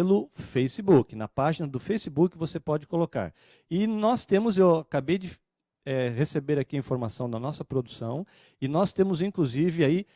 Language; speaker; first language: Portuguese; native; Portuguese